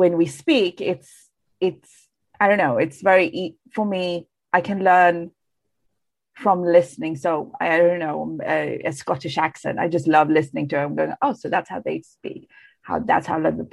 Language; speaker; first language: English; non-native, fluent; Bangla